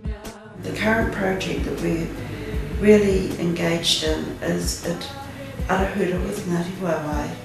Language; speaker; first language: English; native; English